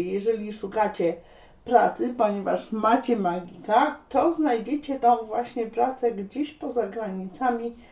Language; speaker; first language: Polish; native; Polish